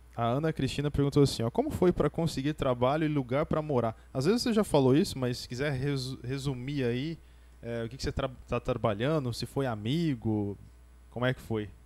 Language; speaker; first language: Portuguese; native; Portuguese